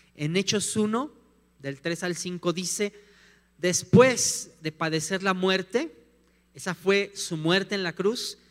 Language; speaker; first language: Spanish; native; Spanish